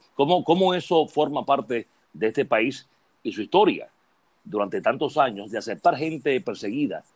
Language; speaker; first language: Spanish; native; Spanish